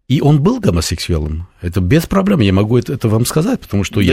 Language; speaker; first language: Russian; non-native, fluent; Armenian